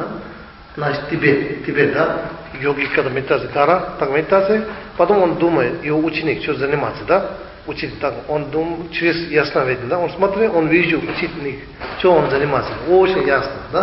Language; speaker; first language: Russian; non-native, learner; Tibetan